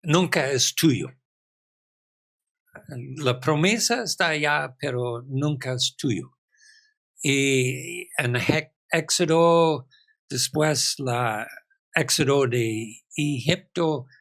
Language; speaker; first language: Spanish; non-native, fluent; English